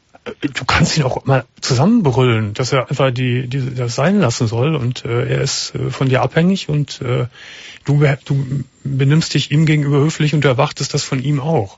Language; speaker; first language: German; native; German